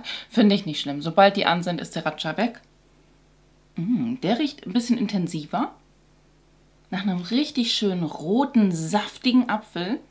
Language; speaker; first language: German; native; German